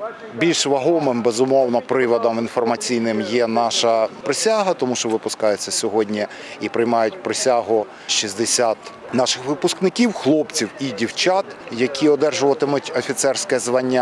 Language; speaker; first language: Ukrainian; native; Ukrainian